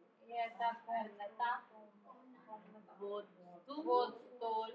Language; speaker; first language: Russian; non-native, learner; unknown